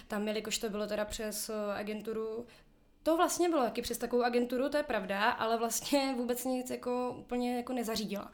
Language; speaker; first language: Czech; native; Czech